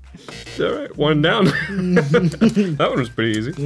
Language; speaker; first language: English; native; English